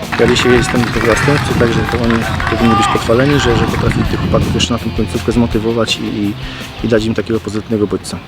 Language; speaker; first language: Polish; native; Polish